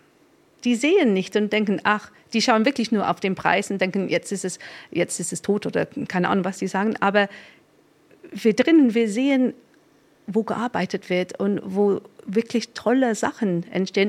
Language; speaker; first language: German; non-native, fluent; English